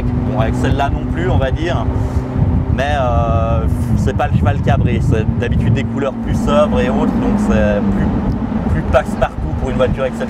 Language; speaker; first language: French; native; French